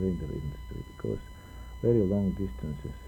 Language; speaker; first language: English; non-native, learner; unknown